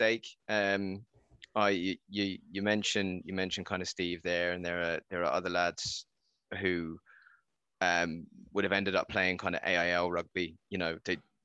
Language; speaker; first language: English; native; English